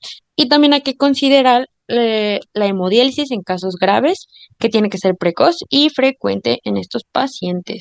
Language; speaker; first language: Spanish; native; Spanish